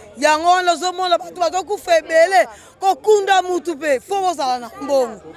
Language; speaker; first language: Lingala; non-native, local second language; Kongo